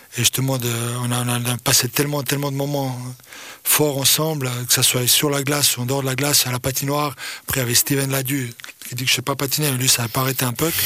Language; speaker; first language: French; early bilingual, other home language; Croatian